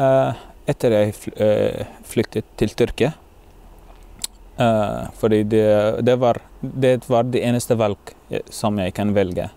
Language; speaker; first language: Norwegian; non-native, fluent; Arabic